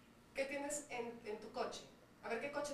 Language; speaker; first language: Spanish; native; Spanish